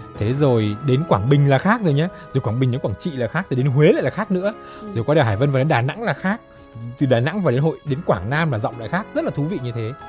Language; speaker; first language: Vietnamese; native; Vietnamese